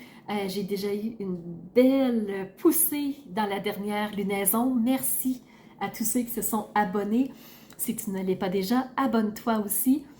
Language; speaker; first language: French; native; French